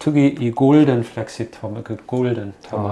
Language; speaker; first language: Korean; non-native, fluent; German